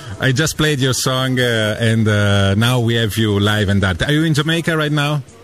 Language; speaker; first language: English; non-native, fluent; Italian